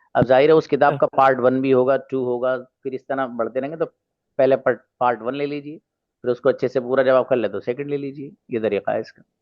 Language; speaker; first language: Hindi; native; Hindi